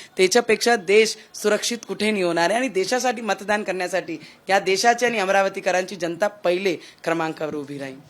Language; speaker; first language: Marathi; non-native, local second language; Punjabi